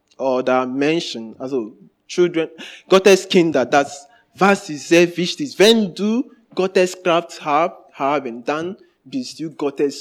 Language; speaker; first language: German; non-native, learner; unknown